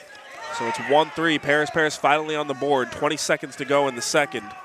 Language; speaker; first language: English; native; English